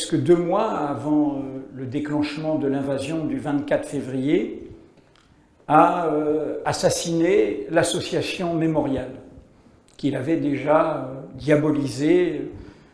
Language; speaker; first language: French; native; French